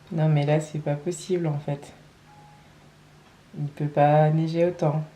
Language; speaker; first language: French; native; French